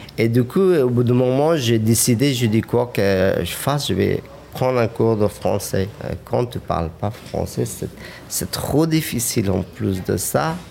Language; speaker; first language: French; non-native, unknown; Persian